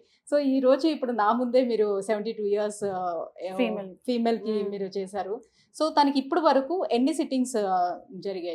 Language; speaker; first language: Telugu; native; Telugu